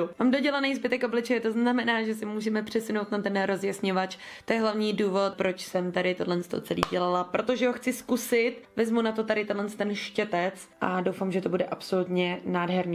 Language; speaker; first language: Czech; native; Czech